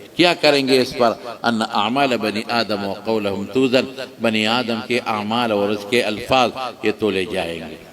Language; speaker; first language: Urdu; non-native, local second language; Pashto